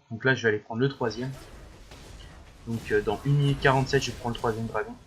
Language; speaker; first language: French; native; French